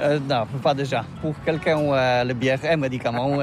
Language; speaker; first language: French; non-native, learner; Polish